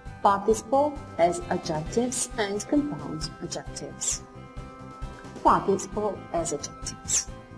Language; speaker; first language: English; non-native, fluent; Italian